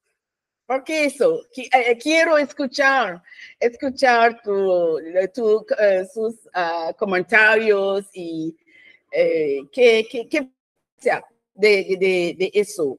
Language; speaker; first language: Spanish; non-native, fluent; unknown